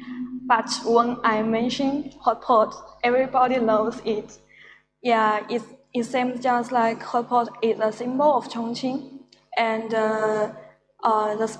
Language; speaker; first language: English; non-native, fluent; Chinese